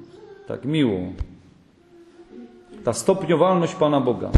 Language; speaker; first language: Polish; native; Polish